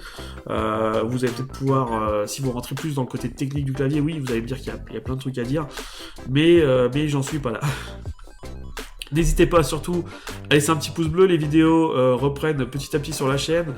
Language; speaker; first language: French; native; French